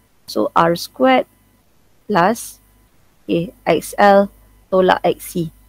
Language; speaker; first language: English; non-native, local second language; Malay